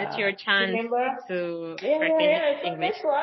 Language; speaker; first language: English; non-native, learner; Indonesian